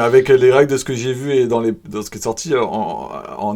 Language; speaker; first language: French; native; French